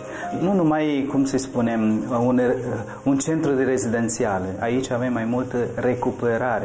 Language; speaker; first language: Romanian; non-native, learner; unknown